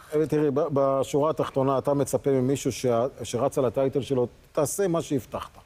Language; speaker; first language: Hebrew; native; Hebrew